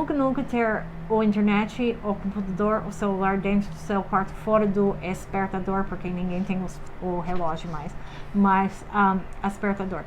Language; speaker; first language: Portuguese; non-native, fluent; English